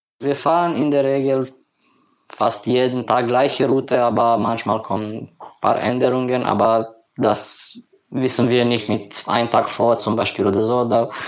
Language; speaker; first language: German; non-native, learner; Romanian